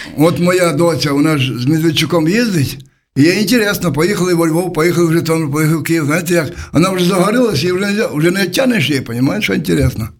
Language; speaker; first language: Ukrainian; native; Ukrainian